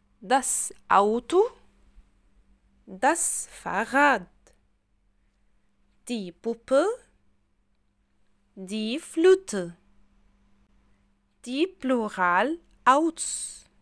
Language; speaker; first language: German; non-native, fluent; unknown